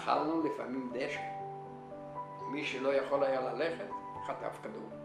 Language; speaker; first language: Hebrew; non-native, fluent; Yiddish